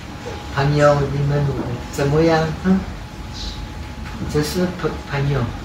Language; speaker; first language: Chinese; non-native, fluent; Czech